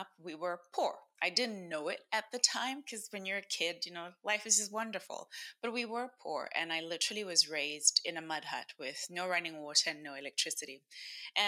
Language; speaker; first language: English; non-native, local second language; Shona